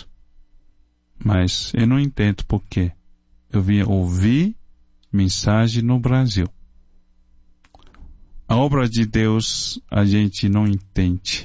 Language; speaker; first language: Portuguese; non-native, fluent; Chinese